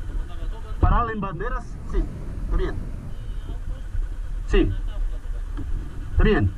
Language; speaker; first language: Spanish; non-native, learner; Portuguese